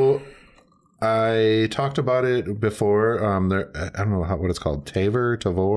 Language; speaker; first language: English; native; English